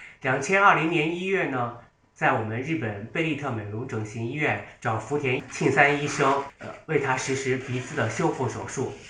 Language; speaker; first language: Chinese; native; Chinese